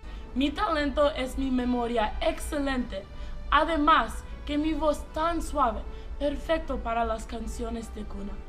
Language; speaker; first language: Spanish; non-native, learner; English